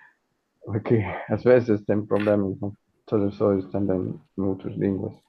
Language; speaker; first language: Portuguese; non-native, fluent; Italian